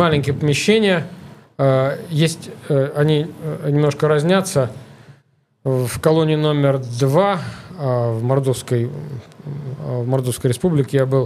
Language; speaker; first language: Russian; native; Russian